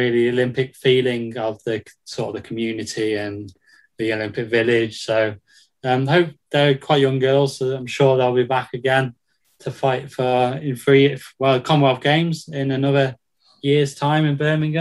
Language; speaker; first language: English; native; English